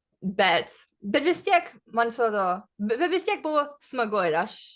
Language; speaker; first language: Lithuanian; early bilingual, heritage; English